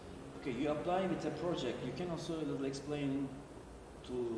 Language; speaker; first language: English; non-native, learner; Turkish